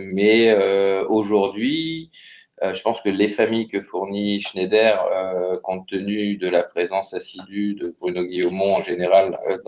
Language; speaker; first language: French; native; French